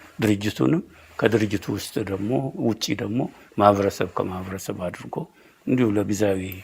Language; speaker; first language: Amharic; non-native, local second language; Oromo